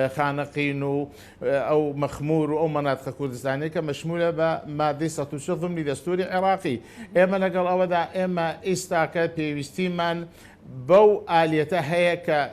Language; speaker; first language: Central Kurdish; non-native, local second language; Azerbaijani